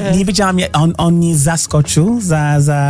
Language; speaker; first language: Polish; non-native, learner; English